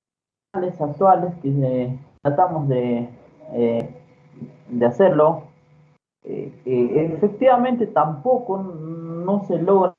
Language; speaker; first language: Spanish; native; Spanish